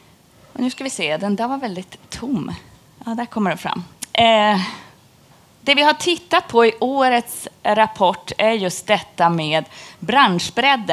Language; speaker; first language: Swedish; native; Swedish